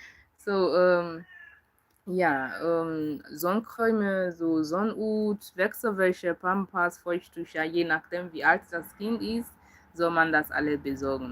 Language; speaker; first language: German; non-native, learner; Yoruba